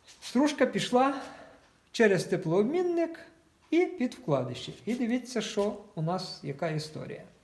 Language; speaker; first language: Ukrainian; native; Ukrainian